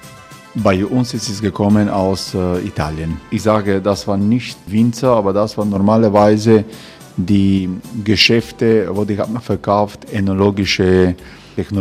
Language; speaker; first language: German; non-native, fluent; Croatian